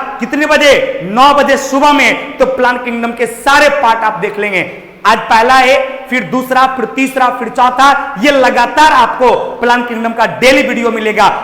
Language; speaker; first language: Hindi; native; Hindi